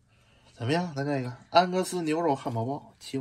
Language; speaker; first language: Chinese; native; Chinese